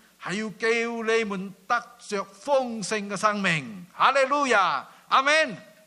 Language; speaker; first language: Cantonese; non-native, fluent; Min Nan Chinese